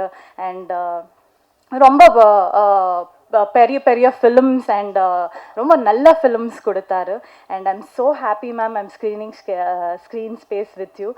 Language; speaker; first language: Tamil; non-native, learner; Kannada